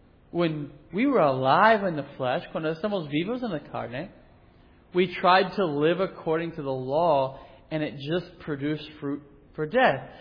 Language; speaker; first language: English; native; English